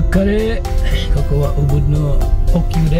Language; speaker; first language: Japanese; non-native, learner; Indonesian